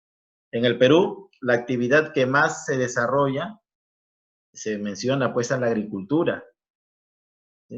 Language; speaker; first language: Spanish; native; Spanish